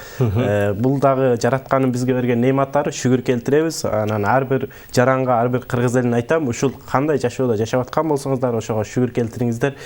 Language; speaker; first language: Kyrgyz; early bilingual, heritage; Kyrgyz